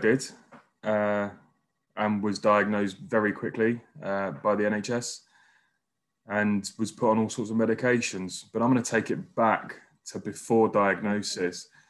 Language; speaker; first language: English; native; English